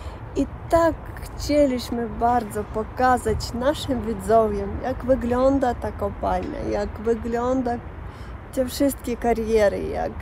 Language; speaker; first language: Polish; non-native, learner; Russian